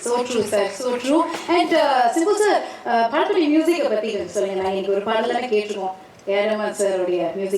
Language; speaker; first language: Tamil; native; Tamil